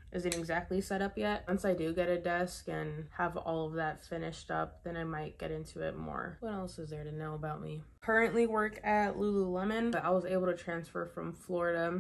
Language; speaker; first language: English; native; English